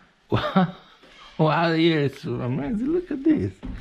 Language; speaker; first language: English; non-native, fluent; Italian